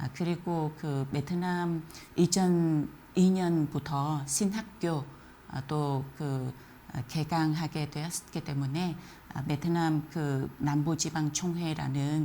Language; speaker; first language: Korean; non-native, fluent; Vietnamese